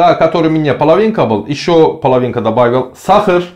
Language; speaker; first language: Russian; non-native, learner; Turkish